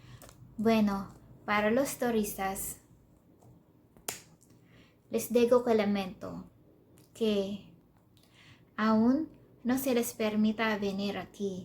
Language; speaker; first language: Spanish; non-native, learner; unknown